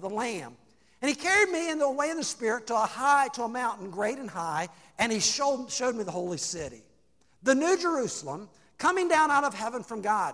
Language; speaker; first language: English; native; English